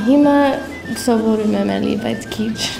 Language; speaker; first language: Armenian; non-native, learner; English